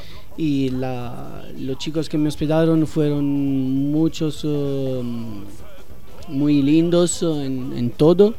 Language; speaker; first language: Spanish; non-native, learner; Italian